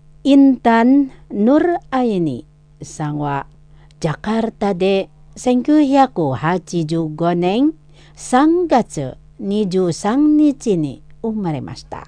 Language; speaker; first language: Japanese; non-native, learner; Indonesian